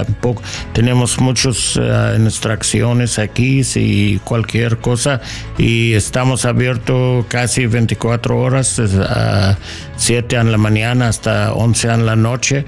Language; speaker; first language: Spanish; non-native, learner; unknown